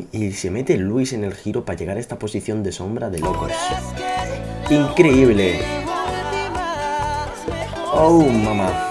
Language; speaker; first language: Spanish; native; Spanish